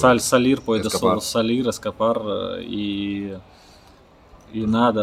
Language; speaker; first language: Spanish; non-native, learner; Russian